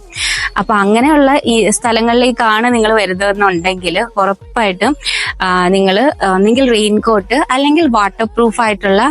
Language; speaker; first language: Malayalam; native; Malayalam